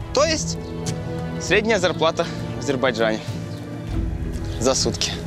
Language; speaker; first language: Russian; native; Russian